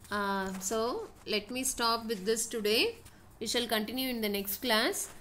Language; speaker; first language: English; non-native, local second language; Tamil